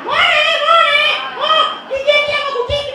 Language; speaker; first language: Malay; non-native, local second language; Balinese